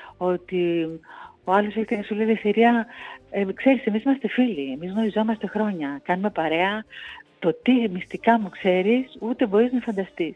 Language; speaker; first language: Greek; native; Greek